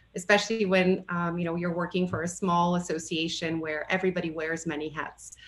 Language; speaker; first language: English; non-native, fluent; Bulgarian